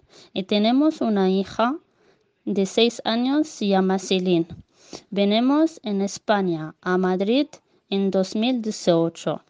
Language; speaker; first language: Spanish; non-native, learner; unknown